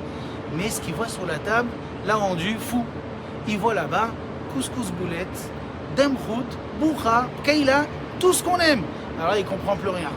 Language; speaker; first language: French; native; French